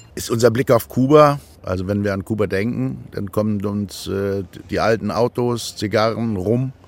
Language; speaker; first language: German; native; German